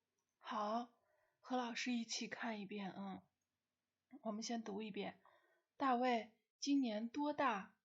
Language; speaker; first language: Chinese; non-native, fluent; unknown